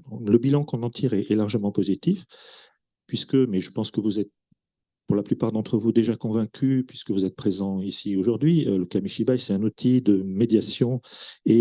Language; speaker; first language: French; native; French